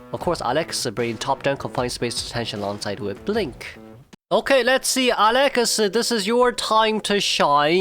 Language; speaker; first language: English; non-native, fluent; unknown